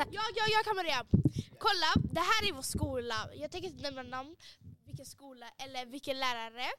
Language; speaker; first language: Swedish; early bilingual, other home language; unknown